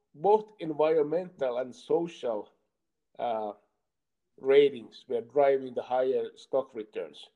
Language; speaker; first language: English; non-native, fluent; Finnish